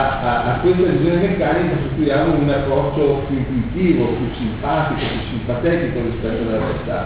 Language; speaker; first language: Italian; native; Italian